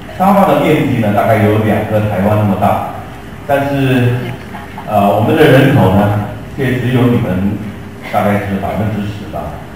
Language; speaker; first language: Chinese; non-native, local second language; Hakka Chinese